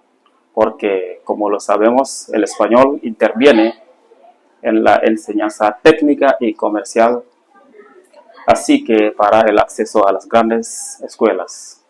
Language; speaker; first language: Spanish; non-native, fluent; Serer